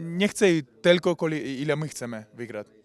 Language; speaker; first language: Polish; non-native, learner; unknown